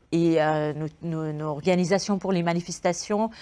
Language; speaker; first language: French; non-native, fluent; Arabic